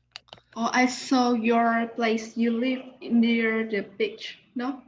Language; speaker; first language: English; non-native, learner; Vietnamese